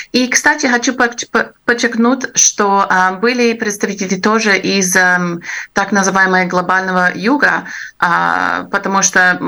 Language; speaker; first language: Russian; non-native, fluent; English